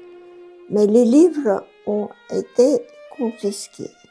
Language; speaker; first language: French; non-native, fluent; Bulgarian